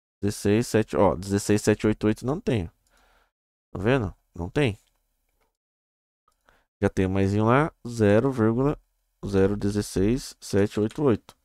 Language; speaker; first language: Portuguese; native; Portuguese